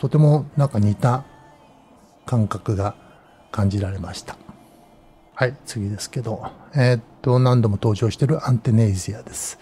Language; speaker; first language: Japanese; native; Japanese